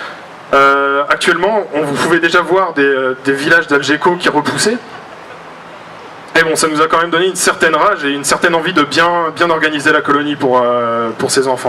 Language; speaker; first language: French; native; French